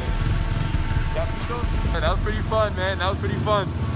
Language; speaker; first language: English; native; English